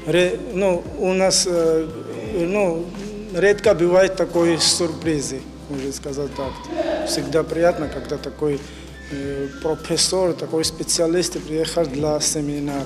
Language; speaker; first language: Ukrainian; non-native, learner; Georgian